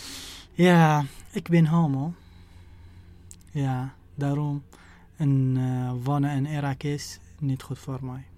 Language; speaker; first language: Dutch; non-native, learner; Arabic